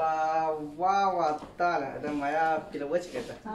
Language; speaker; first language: Russian; non-native, learner; Chinese